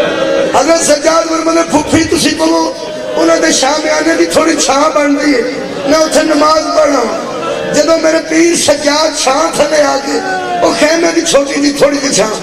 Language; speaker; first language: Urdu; non-native, local second language; Punjabi